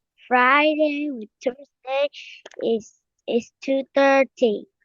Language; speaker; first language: English; non-native, learner; Vietnamese